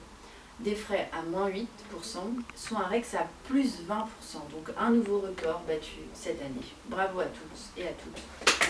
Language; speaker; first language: French; native; French